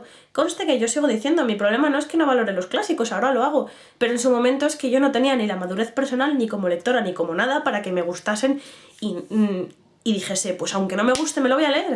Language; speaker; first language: Spanish; native; Spanish